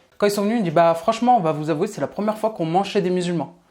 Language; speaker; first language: French; native; French